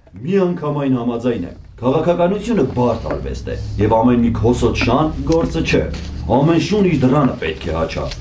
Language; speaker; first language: Armenian; native; Armenian